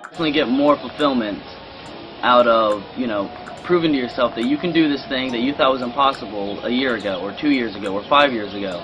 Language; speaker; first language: English; native; English